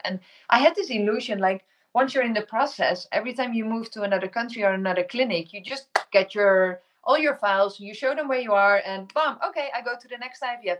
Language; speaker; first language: English; non-native, fluent; Dutch